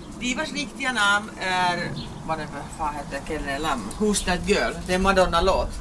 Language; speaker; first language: Swedish; non-native, fluent; Finnish